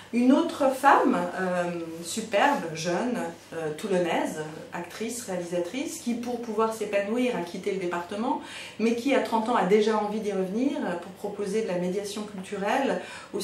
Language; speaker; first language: French; native; French